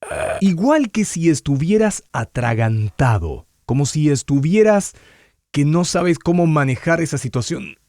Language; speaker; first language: Spanish; native; Spanish